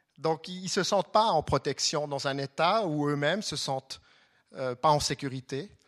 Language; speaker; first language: French; non-native, local second language; German